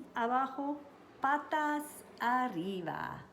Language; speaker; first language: Spanish; non-native, learner; English